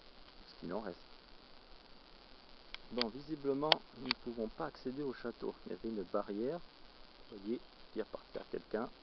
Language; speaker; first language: French; native; French